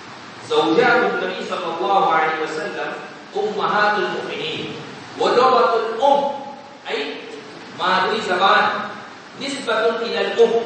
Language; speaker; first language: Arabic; non-native, fluent; Urdu